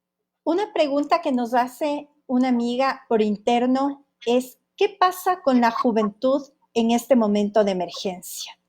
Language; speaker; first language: Spanish; native; Spanish